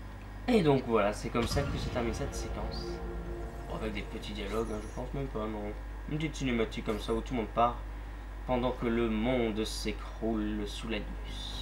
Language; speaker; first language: French; native; French